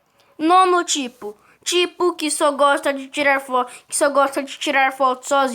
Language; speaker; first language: Portuguese; native; Portuguese